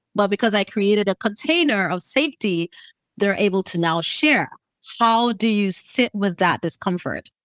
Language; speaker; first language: English; native; English